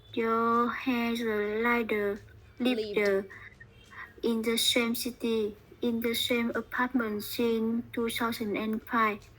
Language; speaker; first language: English; non-native, learner; Vietnamese